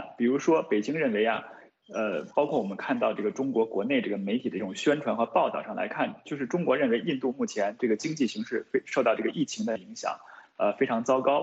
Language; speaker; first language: Chinese; native; Chinese